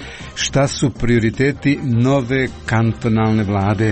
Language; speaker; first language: Croatian; native; Croatian